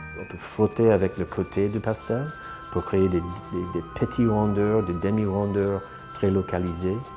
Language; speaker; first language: French; non-native, fluent; English